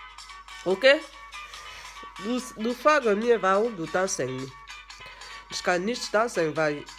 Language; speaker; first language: German; non-native, learner; French